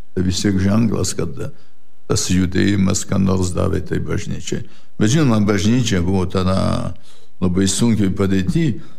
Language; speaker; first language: Lithuanian; early bilingual, heritage; Lithuanian